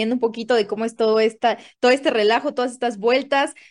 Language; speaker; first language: Spanish; native; Spanish